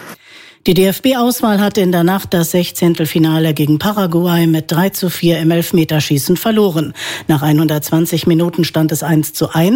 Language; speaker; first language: German; native; German